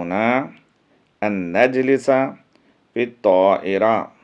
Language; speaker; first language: Arabic; non-native, fluent; Urdu